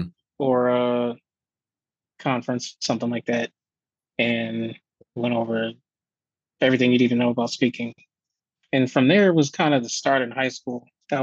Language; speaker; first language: English; native; English